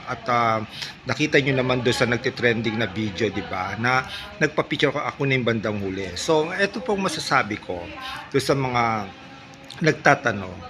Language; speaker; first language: Filipino; non-native, local second language; Waray